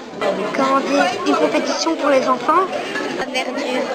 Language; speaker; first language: French; native; French